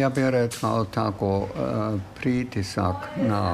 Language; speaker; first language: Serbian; non-native, fluent; German